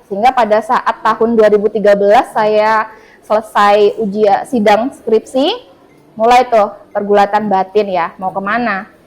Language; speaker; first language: Indonesian; non-native, local second language; Madurese